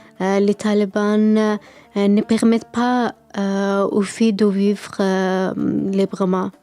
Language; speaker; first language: French; non-native, learner; Persian